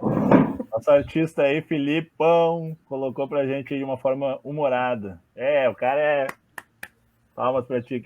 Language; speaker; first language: Portuguese; native; Portuguese